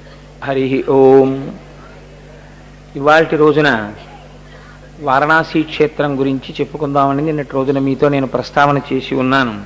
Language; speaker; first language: Telugu; native; Telugu